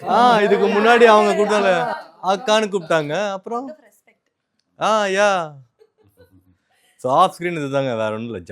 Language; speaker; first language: Tamil; native; Tamil